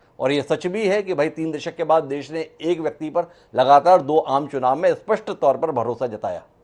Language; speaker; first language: Hindi; native; Hindi